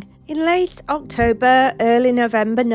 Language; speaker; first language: English; native; English